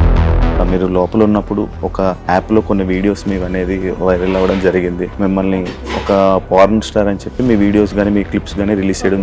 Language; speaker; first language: Telugu; native; Telugu